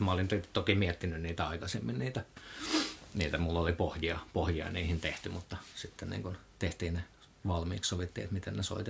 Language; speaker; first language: Finnish; native; Finnish